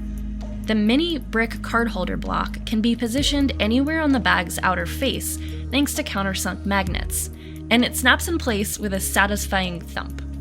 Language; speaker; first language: English; native; English